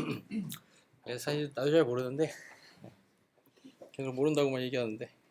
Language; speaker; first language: Korean; native; Korean